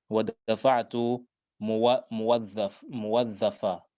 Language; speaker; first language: Arabic; non-native, learner; English